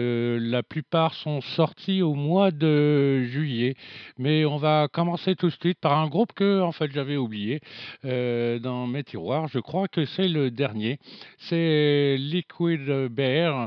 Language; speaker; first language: French; native; French